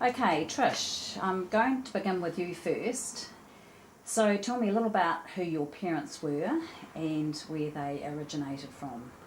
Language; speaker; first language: English; native; English